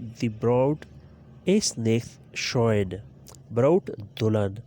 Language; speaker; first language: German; non-native, learner; Urdu